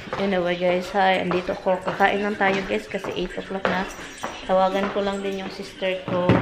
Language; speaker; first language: Filipino; non-native, local second language; Cebuano